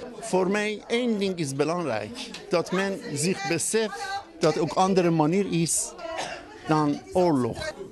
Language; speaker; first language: Dutch; non-native, fluent; Persian